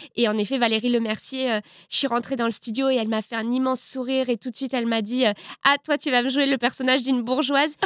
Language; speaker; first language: French; native; French